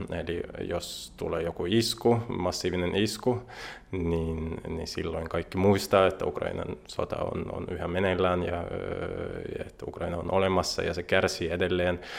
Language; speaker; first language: Finnish; non-native, fluent; Russian